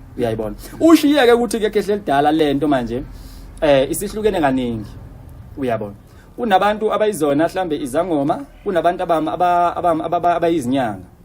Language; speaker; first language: Zulu; native; Zulu